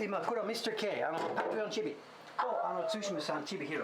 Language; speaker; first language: Japanese; non-native, fluent; English